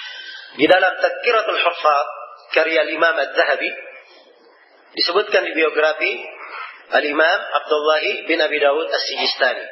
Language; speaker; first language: Indonesian; native; Indonesian